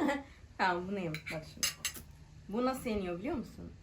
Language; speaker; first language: Turkish; non-native, learner; Arabic